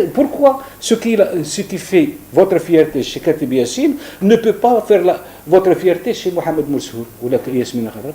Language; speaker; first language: French; non-native, local second language; Arabic